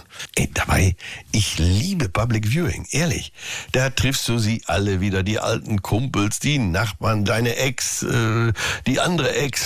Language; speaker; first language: German; native; German